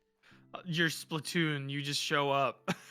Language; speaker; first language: English; native; English